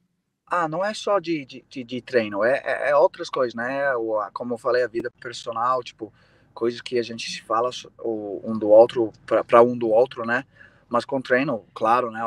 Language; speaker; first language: Portuguese; non-native, fluent; English